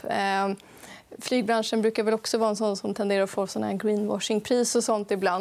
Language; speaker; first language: Swedish; native; Swedish